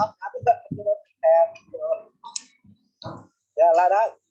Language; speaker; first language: English; non-native, learner; Vietnamese